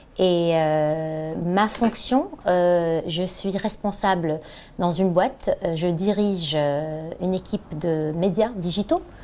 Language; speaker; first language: French; non-native, local second language; Arabic